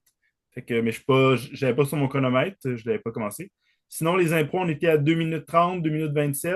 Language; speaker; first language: French; native; French